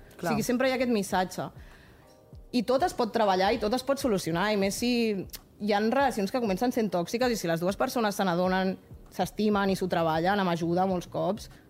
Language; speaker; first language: Catalan; non-native, local second language; Spanish